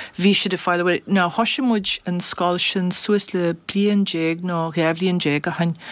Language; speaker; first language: Irish; non-native, fluent; English